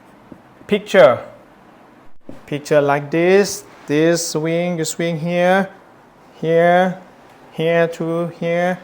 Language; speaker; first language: English; non-native, learner; Thai